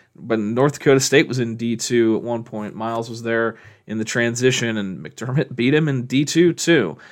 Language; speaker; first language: English; native; English